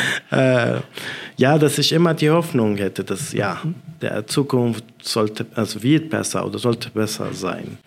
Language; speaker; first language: German; non-native, fluent; Arabic